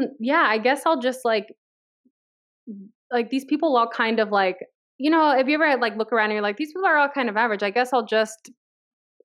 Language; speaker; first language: English; early bilingual, other home language; Spanish